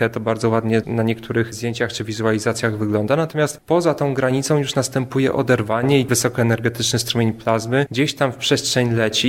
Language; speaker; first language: Polish; native; Polish